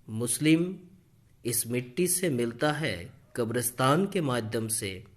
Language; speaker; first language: Hindi; non-native, local second language; Bangla